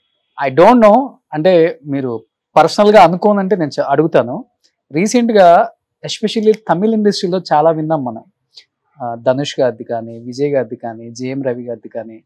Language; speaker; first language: Telugu; native; Telugu